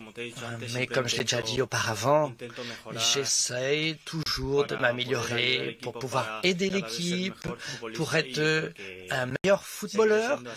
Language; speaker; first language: French; non-native, fluent; Spanish